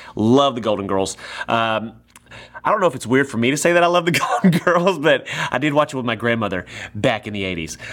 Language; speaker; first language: English; native; English